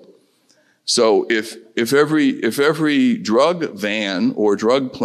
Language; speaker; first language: English; native; English